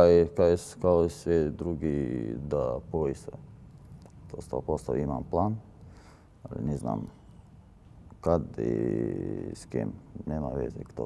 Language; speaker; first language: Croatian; non-native, learner; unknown